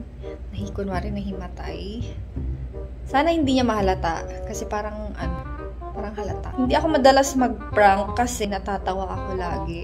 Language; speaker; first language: Filipino; native; Filipino